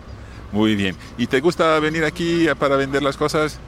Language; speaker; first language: Spanish; non-native, fluent; English